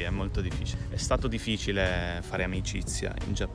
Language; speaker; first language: Italian; non-native, fluent; English